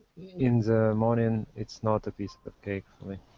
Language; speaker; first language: English; non-native, learner; Russian